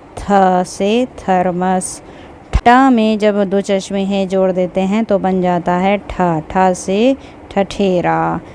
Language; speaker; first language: Hindi; native; Hindi